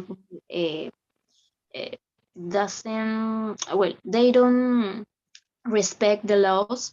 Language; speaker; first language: English; non-native, learner; Spanish